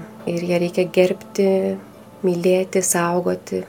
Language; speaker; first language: Lithuanian; native; Lithuanian